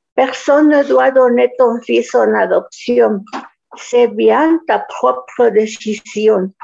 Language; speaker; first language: French; non-native, fluent; Spanish